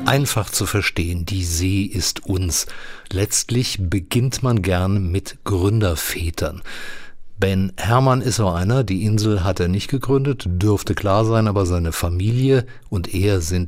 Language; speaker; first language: German; native; German